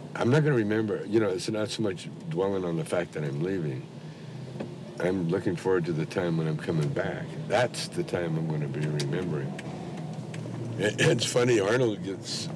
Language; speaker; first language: English; native; English